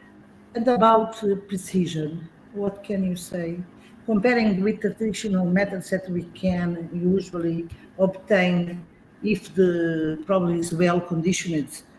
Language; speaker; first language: English; non-native, fluent; Portuguese